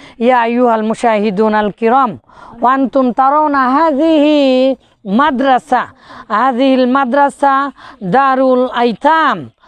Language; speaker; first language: Arabic; non-native, fluent; Bangla